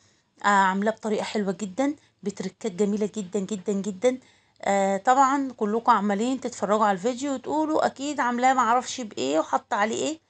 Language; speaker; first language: Arabic; native; Arabic